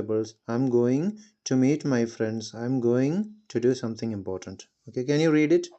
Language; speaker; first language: English; non-native, local second language; Malayalam